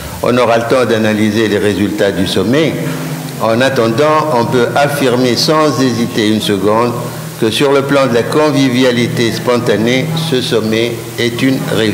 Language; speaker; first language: French; non-native, local second language; Arabic